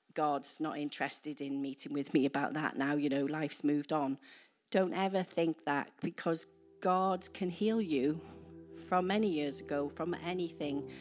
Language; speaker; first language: English; native; English